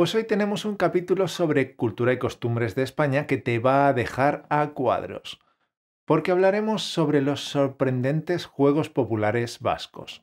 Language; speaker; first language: Spanish; native; Spanish